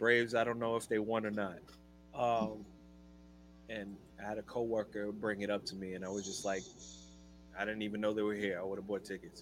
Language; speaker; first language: English; native; English